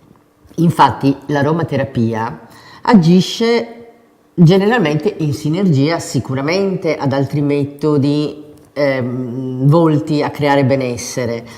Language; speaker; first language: Italian; native; Italian